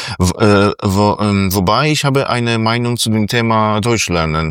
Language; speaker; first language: German; non-native, fluent; Polish